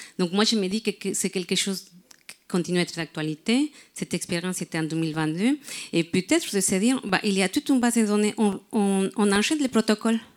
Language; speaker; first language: French; non-native, fluent; Spanish